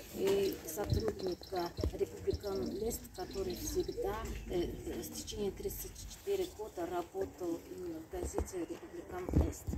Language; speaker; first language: Russian; non-native, fluent; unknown